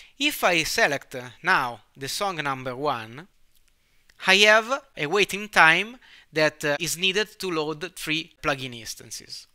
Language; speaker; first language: English; non-native, fluent; Italian